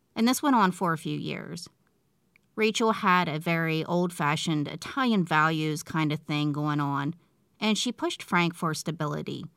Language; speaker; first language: English; native; English